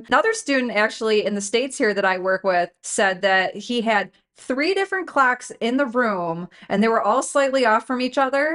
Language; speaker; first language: English; native; English